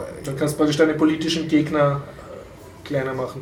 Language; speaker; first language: German; native; German